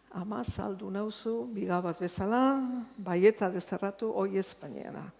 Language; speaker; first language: Basque; native; Basque